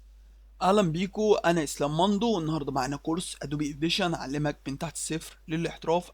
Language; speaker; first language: Arabic; native; Arabic